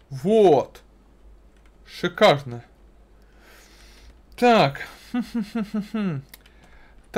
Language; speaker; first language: Russian; native; Russian